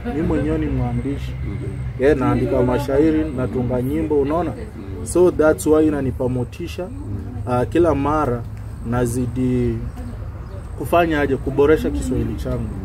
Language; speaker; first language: Swahili; non-native, local second language; Luyia